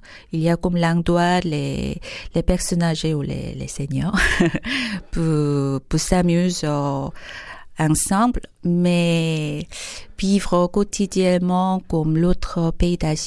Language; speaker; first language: French; non-native, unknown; Korean